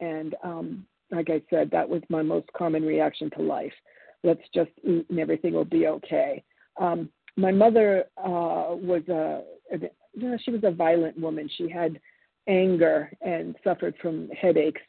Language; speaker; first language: English; early bilingual, other home language; Italian